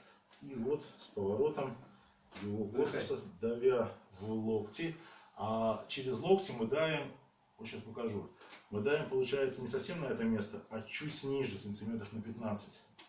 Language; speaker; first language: Russian; native; Russian